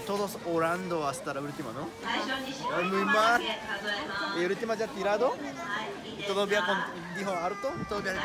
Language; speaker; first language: Spanish; non-native, learner; Japanese